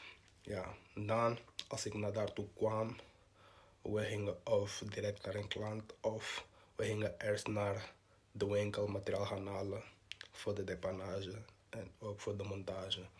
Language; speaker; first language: Dutch; non-native, local second language; Portuguese